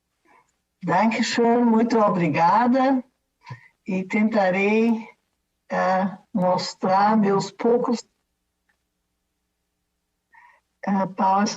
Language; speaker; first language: Portuguese; non-native, fluent; German